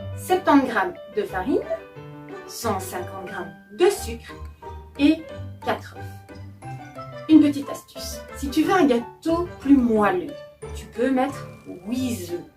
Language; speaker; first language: French; native; French